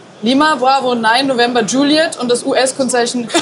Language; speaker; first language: German; native; German